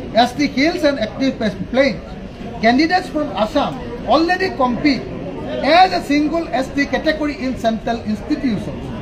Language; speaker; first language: English; non-native, local second language; Assamese